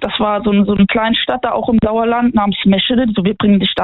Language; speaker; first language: German; native; German